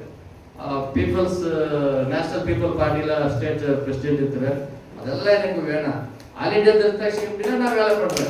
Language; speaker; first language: Tamil; non-native, learner; Kannada